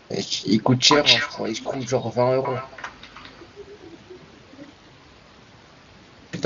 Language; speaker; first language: French; native; French